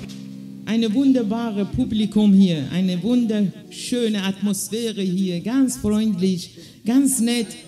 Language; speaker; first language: German; non-native, fluent; Persian